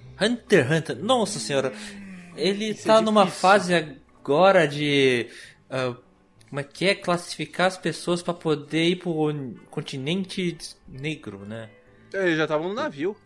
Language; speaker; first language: Portuguese; native; Portuguese